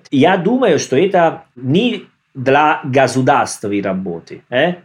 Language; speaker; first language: Russian; non-native, learner; Italian